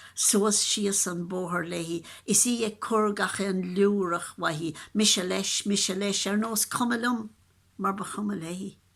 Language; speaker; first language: Irish; native; Irish